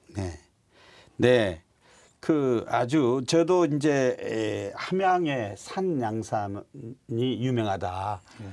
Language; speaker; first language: Korean; native; Korean